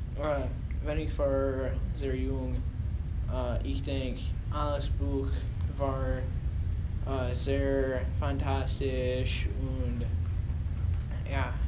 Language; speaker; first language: German; non-native, learner; English